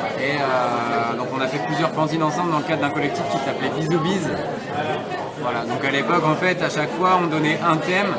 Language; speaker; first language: French; native; French